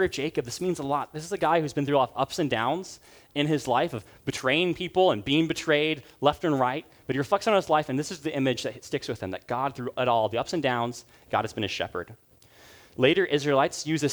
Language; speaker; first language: English; native; English